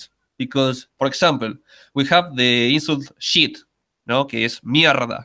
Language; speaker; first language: English; non-native, learner; Spanish